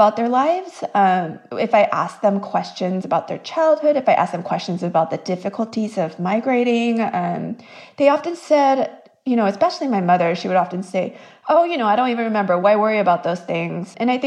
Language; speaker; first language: English; early bilingual, other home language; Korean